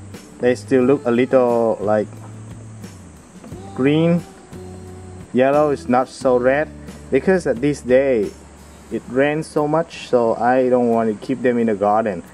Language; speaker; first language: English; non-native, fluent; Vietnamese